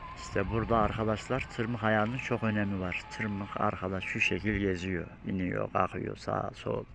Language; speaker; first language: Turkish; native; Turkish